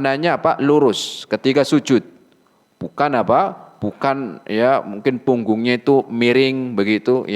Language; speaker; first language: Indonesian; native; Indonesian